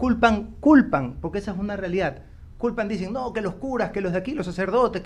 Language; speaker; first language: Spanish; native; Spanish